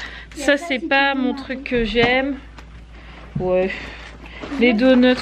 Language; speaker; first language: French; native; French